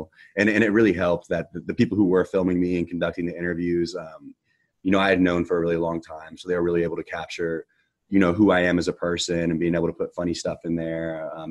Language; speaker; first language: English; native; English